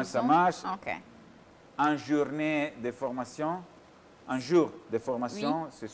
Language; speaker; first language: French; non-native, fluent; Italian